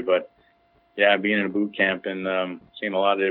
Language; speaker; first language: English; native; English